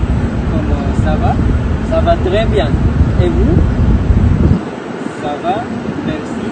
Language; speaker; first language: French; non-native, learner; Malay